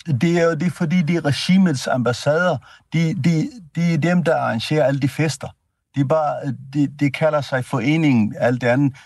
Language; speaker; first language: Danish; non-native, fluent; Tigrinya